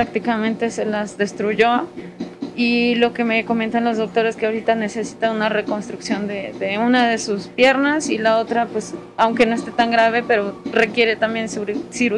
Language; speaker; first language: Spanish; native; Spanish